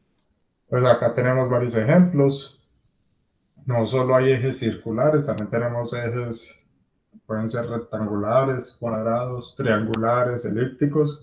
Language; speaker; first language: Spanish; native; Spanish